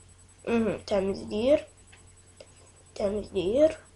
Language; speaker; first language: Turkish; non-native, learner; Azerbaijani